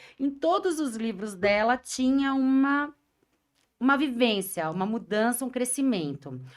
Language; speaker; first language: Portuguese; native; Portuguese